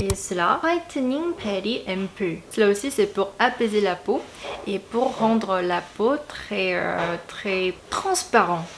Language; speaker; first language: French; non-native, fluent; Korean